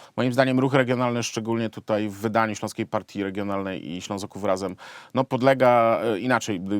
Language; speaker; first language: Polish; native; Polish